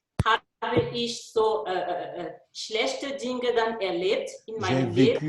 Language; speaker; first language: German; non-native, learner; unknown